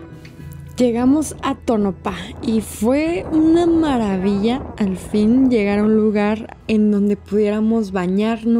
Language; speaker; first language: Spanish; native; Spanish